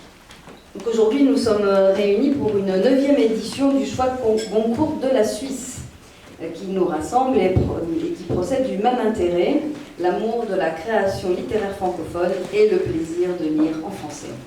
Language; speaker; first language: French; native; French